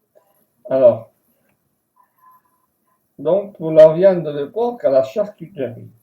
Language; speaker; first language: French; non-native, fluent; Spanish